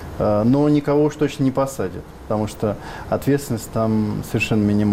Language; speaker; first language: Russian; native; Russian